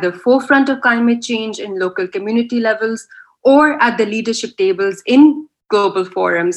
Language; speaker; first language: English; non-native, local second language; Urdu